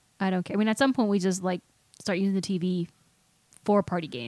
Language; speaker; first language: English; early bilingual, other home language; Spanish